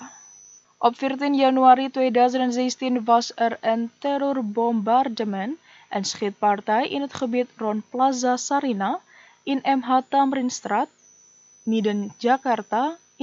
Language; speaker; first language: Dutch; non-native, fluent; Indonesian